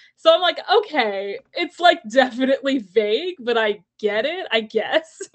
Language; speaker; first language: English; native; English